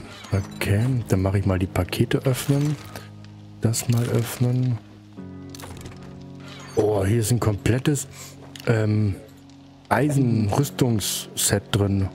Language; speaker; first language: German; native; German